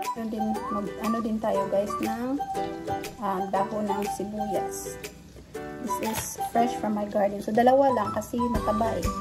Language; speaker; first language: Filipino; non-native, local second language; Cebuano